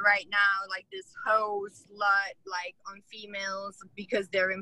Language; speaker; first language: English; non-native, fluent; Italian